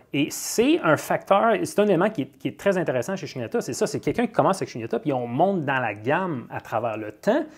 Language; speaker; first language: French; native; French